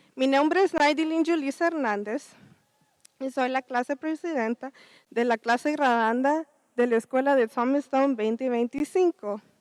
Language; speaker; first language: Spanish; early bilingual, heritage; Spanish